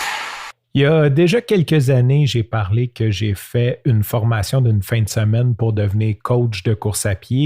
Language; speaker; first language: French; native; French